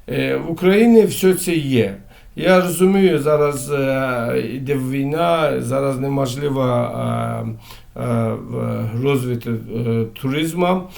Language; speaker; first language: Ukrainian; non-native, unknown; Azerbaijani